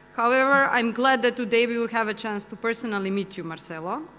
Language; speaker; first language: English; non-native, fluent; Macedonian